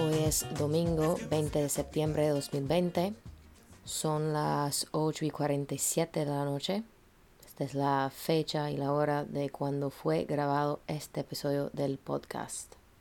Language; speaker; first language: Spanish; non-native, fluent; English